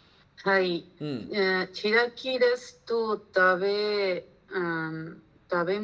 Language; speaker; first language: Japanese; non-native, learner; Spanish